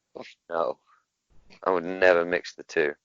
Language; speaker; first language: English; native; English